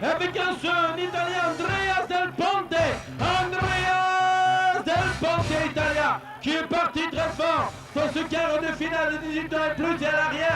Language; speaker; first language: French; native; French